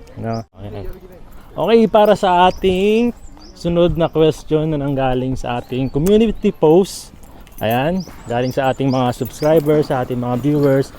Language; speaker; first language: Filipino; native; Filipino